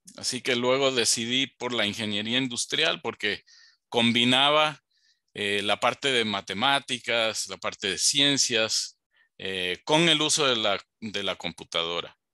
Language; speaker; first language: Spanish; native; Spanish